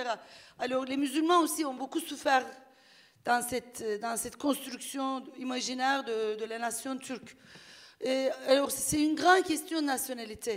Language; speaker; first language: French; non-native, fluent; Turkish